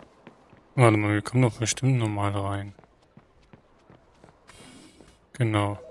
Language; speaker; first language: German; native; German